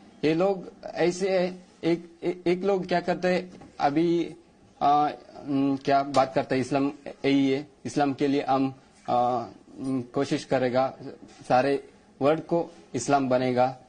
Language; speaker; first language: Hindi; non-native, local second language; Malayalam